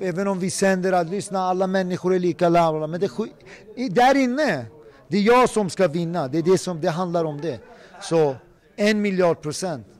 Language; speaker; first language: Swedish; early bilingual, other home language; Persian